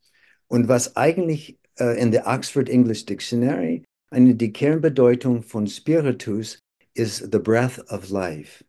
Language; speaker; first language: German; non-native, fluent; English